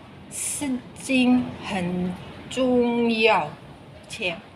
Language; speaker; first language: Chinese; early bilingual, heritage; Chinese